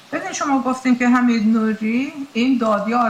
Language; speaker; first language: Swedish; non-native, fluent; Persian